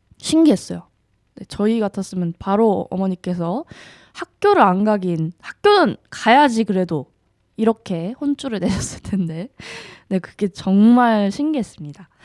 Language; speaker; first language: Korean; native; Korean